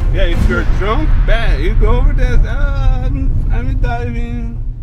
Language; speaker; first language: English; non-native, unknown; Portuguese